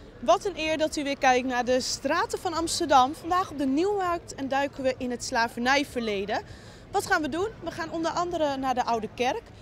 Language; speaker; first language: Dutch; native; Dutch